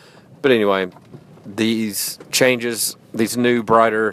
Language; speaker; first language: English; native; English